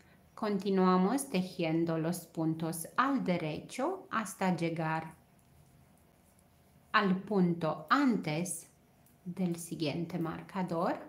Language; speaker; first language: Spanish; non-native, fluent; Romanian